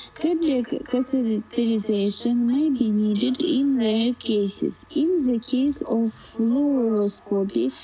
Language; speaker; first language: English; non-native, learner; Russian